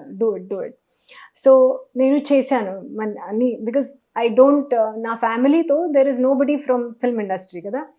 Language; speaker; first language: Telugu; non-native, learner; Hindi